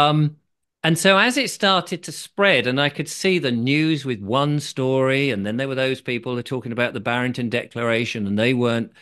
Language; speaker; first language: English; native; English